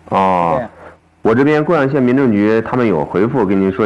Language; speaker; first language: Chinese; native; Chinese